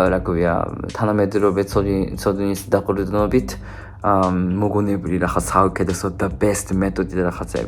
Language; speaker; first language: Georgian; non-native, fluent; Japanese